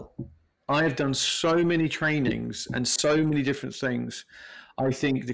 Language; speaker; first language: English; native; English